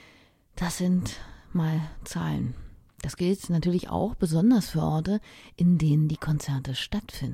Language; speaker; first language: German; native; German